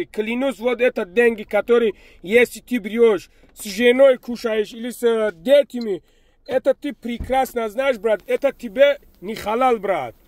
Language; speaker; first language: Russian; non-native, learner; Tajik